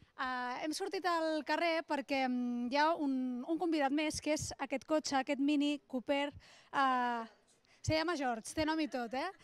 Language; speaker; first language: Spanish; non-native, local second language; Catalan